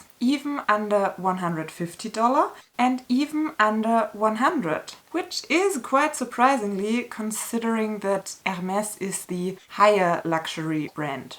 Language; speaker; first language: English; non-native, fluent; German